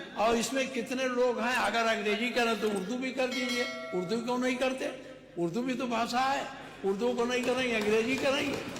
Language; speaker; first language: Hindi; native; Hindi